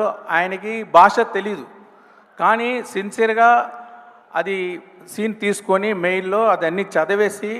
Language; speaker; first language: Telugu; non-native, learner; Tamil